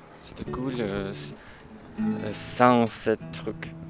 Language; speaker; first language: French; non-native, learner; Ukrainian